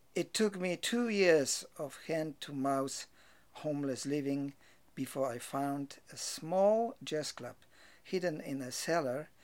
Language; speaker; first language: English; non-native, fluent; Polish